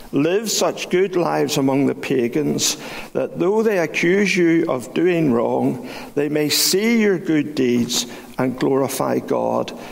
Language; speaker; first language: English; native; English